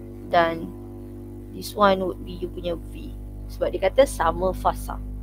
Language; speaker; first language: English; non-native, local second language; Malay